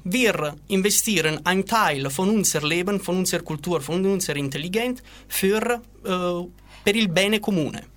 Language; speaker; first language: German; non-native, learner; Italian